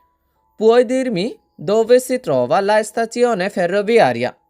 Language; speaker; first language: Italian; non-native, learner; Bangla